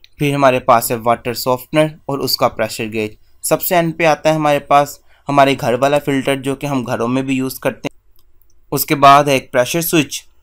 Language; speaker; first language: Urdu; native; Urdu